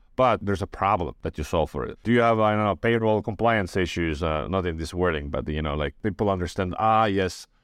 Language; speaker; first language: English; non-native, fluent; Estonian